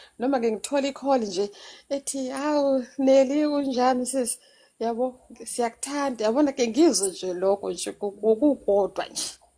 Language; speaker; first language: Zulu; non-native, local second language; Xhosa